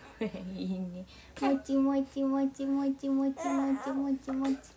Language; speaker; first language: Japanese; native; Japanese